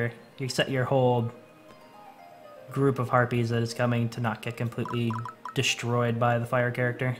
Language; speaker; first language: English; native; English